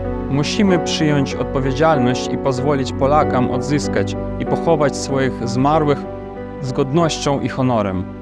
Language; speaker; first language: Polish; non-native, fluent; Ukrainian